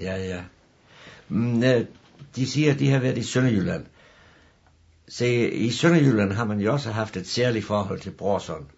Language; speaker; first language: Danish; native; Danish